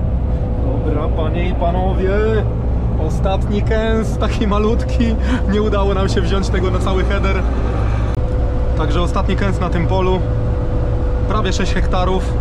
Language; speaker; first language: Polish; native; Polish